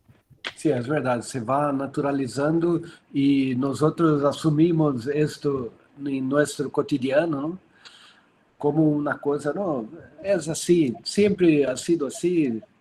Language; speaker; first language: Spanish; non-native, learner; Portuguese